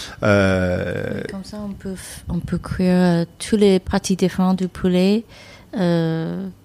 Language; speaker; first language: French; non-native, learner; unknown